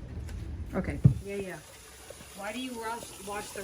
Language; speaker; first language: English; native; English